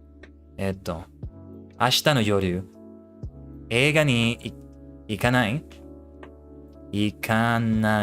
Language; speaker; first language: Japanese; non-native, learner; English